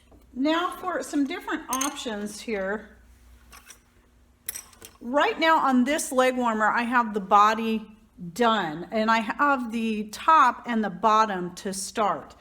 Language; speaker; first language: English; native; English